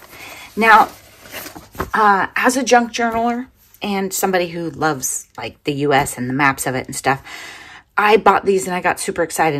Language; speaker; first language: English; native; English